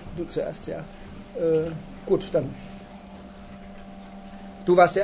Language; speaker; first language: German; native; German